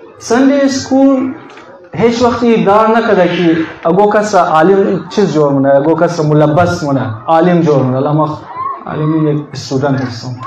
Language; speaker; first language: Persian; native; Persian